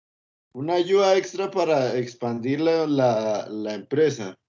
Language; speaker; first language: Spanish; native; Spanish